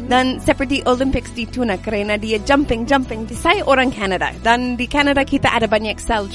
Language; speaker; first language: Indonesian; non-native, learner; English